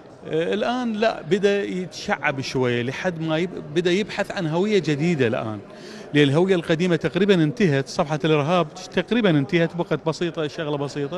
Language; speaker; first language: Arabic; native; Arabic